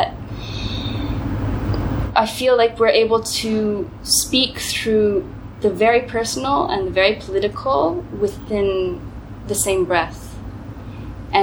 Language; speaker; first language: English; native; English